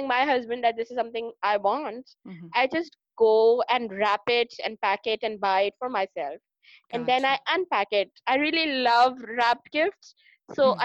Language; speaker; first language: English; non-native, local second language; Urdu